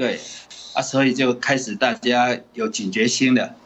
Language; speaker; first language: Chinese; native; Chinese